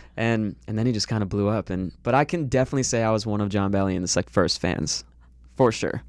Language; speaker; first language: English; native; English